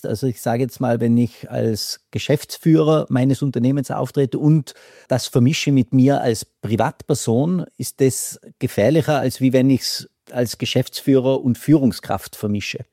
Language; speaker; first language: German; native; German